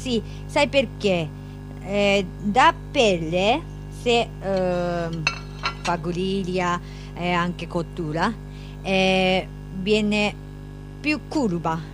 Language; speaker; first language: Italian; non-native, learner; Japanese